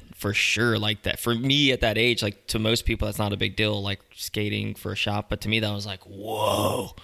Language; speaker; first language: English; native; English